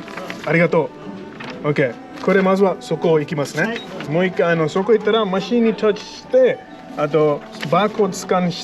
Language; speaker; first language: Japanese; non-native, learner; English